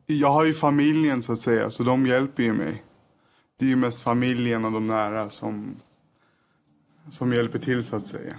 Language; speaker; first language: Swedish; non-native, fluent; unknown